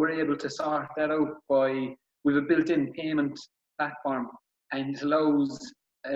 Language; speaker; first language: English; native; English